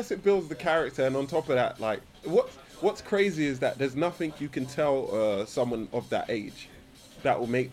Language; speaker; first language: English; native; English